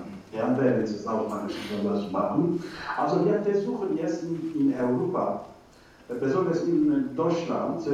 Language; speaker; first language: German; non-native, learner; Turkish